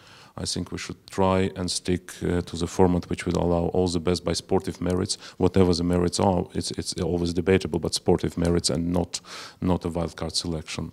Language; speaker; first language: English; non-native, fluent; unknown